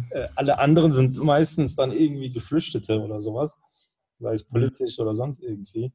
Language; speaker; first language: German; native; German